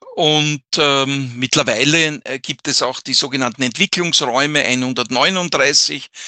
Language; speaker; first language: German; native; German